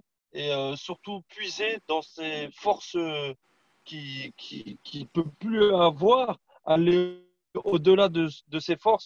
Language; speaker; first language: French; non-native, fluent; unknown